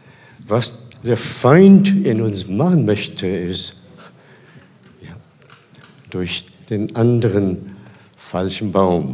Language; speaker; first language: German; non-native, fluent; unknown